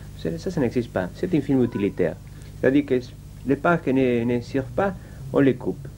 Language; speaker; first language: French; non-native, learner; Spanish